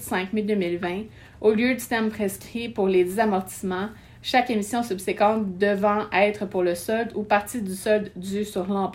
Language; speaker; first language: French; native; French